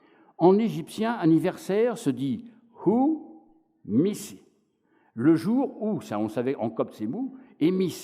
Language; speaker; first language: French; native; French